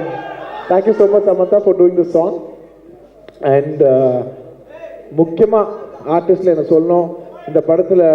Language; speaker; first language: Tamil; non-native, fluent; Telugu